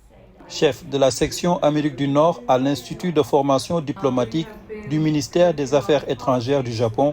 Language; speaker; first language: French; native; French